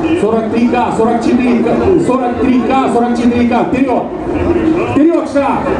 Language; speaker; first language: Russian; native; Russian